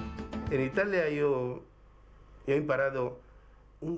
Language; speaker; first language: Italian; non-native, fluent; Spanish